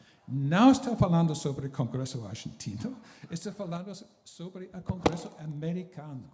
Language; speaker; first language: Portuguese; non-native, fluent; English